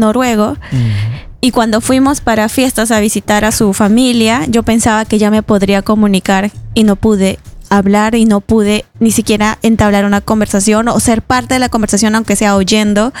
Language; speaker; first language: Spanish; native; Spanish